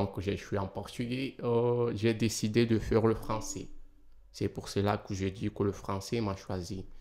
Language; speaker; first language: French; non-native, fluent; Portuguese